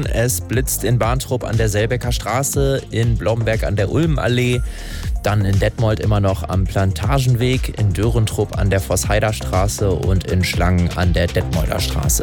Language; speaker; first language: German; native; German